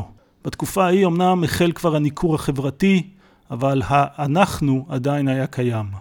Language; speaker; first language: Hebrew; native; Hebrew